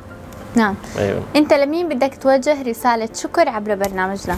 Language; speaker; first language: Arabic; native; Arabic